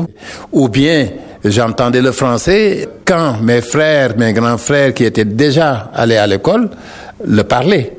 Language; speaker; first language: French; non-native, local second language; Wolof